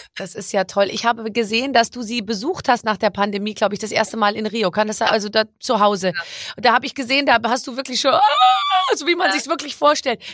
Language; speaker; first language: German; native; German